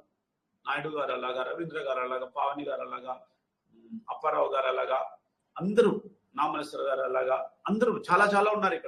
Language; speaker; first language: Telugu; non-native, local second language; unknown